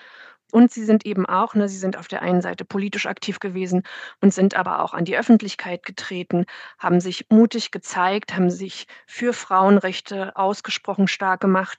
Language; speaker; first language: German; native; German